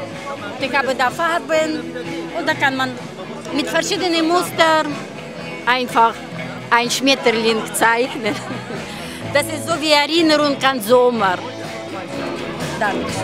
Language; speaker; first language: German; non-native, learner; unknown